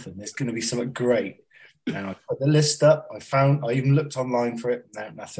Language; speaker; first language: English; native; English